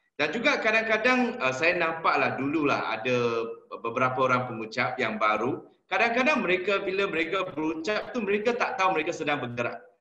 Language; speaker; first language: Malay; non-native, local second language; Chinese